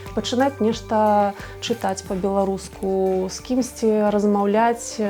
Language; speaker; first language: Belarusian; non-native, local second language; Russian